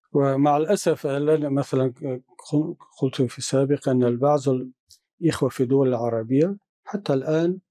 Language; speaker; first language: Arabic; non-native, fluent; Tajik